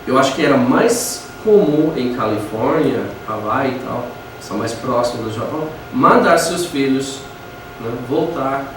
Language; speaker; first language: Portuguese; non-native, fluent; English